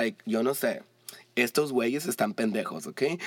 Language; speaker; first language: Spanish; early bilingual, heritage; Spanish